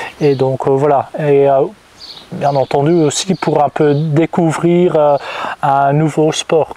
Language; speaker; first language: French; non-native, local second language; Dutch